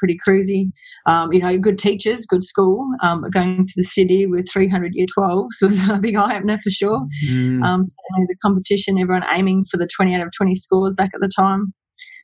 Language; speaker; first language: English; native; English